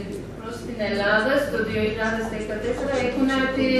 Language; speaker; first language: Greek; non-native, learner; Turkish